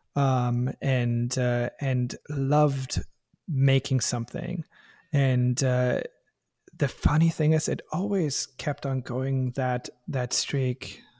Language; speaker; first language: English; non-native, fluent; German